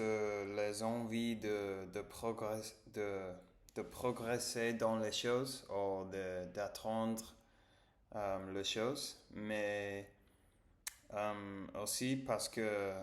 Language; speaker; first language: French; non-native, learner; English